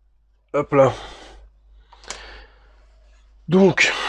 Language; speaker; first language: French; native; French